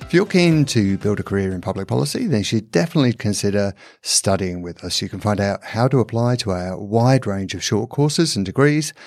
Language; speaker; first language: English; native; English